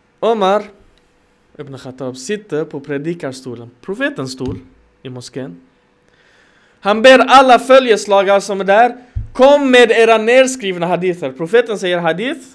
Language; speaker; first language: Swedish; non-native, fluent; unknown